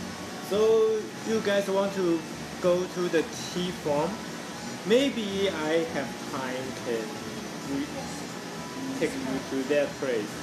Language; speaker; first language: English; non-native, learner; Chinese